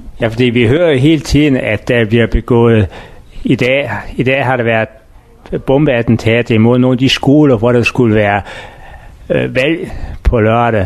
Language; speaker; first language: Danish; non-native, learner; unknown